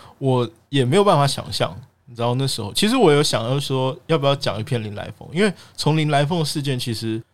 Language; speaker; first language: Chinese; native; Chinese